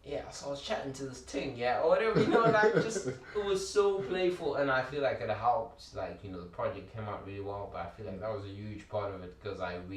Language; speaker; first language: English; early bilingual, other home language; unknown